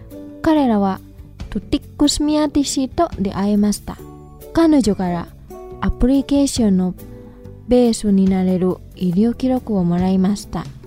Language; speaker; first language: Japanese; non-native, fluent; Indonesian